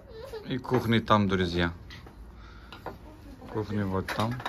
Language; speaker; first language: Russian; non-native, learner; Turkish